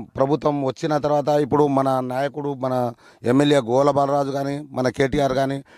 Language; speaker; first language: Telugu; non-native, local second language; Lambadi